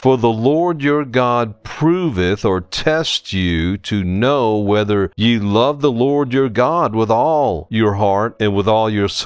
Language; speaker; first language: English; native; English